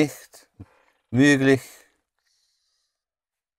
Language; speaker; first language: German; non-native, learner; English